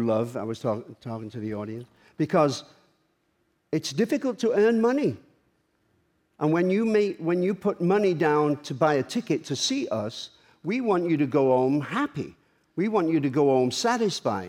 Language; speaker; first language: English; native; English